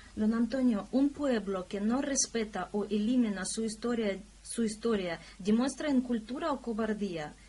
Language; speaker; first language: Spanish; non-native, fluent; Russian